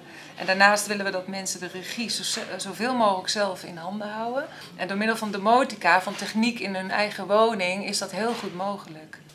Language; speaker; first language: Dutch; native; Dutch